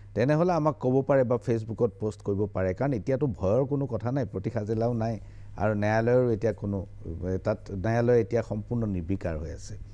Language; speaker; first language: Assamese; native; Assamese